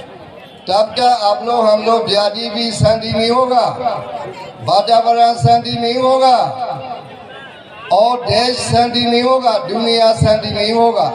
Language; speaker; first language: Hindi; non-native, learner; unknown